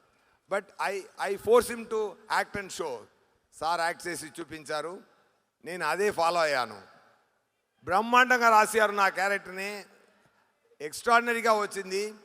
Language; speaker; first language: Telugu; non-native, learner; Tamil